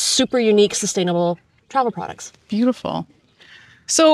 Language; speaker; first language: English; native; English